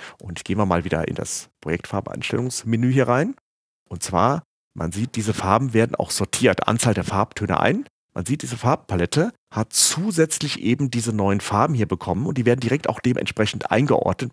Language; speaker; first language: German; native; German